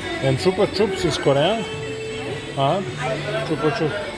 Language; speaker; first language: English; non-native, learner; Serbian